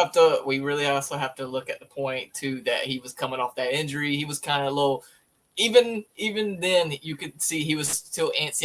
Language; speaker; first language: English; native; English